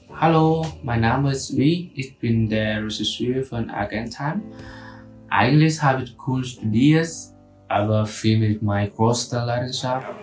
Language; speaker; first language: German; non-native, fluent; Vietnamese